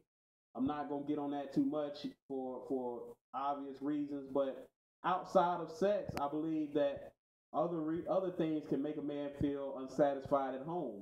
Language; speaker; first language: English; native; English